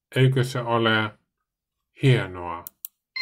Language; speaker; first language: Finnish; non-native, learner; Dutch